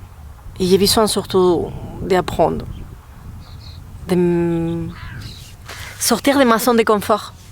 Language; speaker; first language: French; non-native, fluent; Spanish